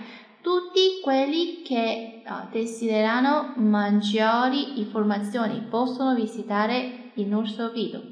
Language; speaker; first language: Italian; non-native, learner; Chinese